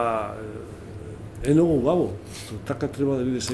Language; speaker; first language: Macedonian; non-native, learner; Spanish